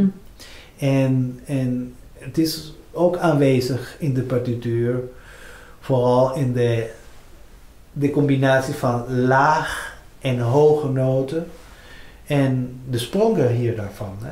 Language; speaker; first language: Dutch; non-native, fluent; Spanish